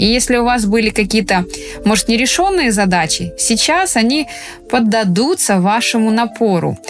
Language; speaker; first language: Russian; native; Russian